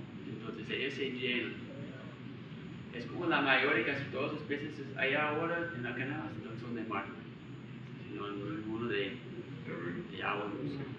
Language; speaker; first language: Spanish; non-native, fluent; English